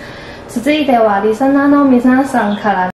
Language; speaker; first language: Japanese; non-native, learner; Chinese